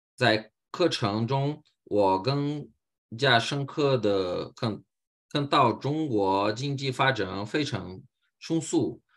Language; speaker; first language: Chinese; non-native, fluent; Portuguese